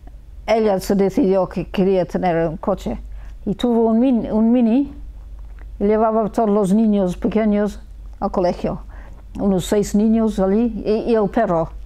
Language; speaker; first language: Spanish; early bilingual, heritage; Spanish